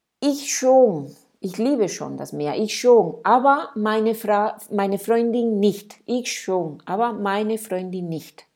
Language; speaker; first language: German; non-native, fluent; Spanish